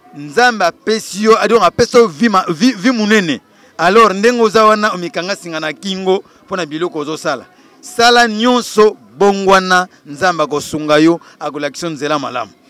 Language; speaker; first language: Lingala; non-native, local second language; Kongo